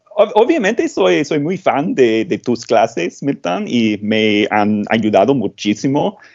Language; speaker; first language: Spanish; non-native, fluent; English